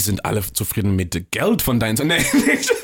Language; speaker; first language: German; non-native, fluent; English